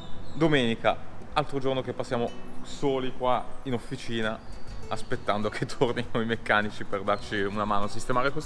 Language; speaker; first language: Italian; native; Italian